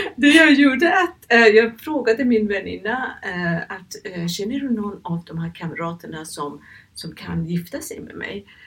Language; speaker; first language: Swedish; non-native, fluent; Persian